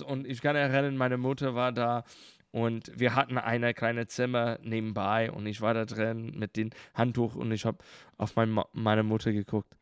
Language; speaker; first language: German; non-native, learner; English